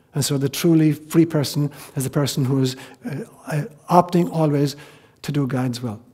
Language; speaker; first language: English; native; English